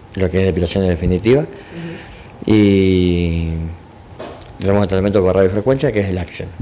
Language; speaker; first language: Spanish; native; Spanish